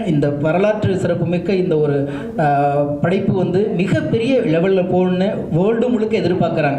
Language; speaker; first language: Tamil; native; Tamil